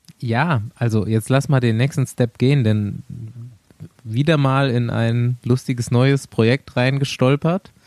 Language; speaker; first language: German; native; German